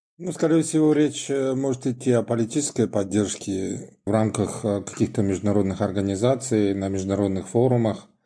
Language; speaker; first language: Russian; non-native, local second language; Tajik